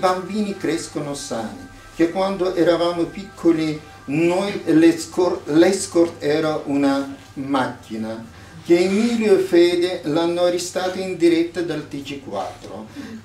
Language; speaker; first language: Italian; non-native, fluent; Russian